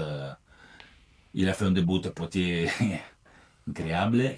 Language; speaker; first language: French; non-native, learner; Italian